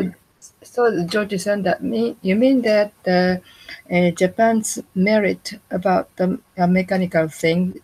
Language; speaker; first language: English; non-native, learner; Japanese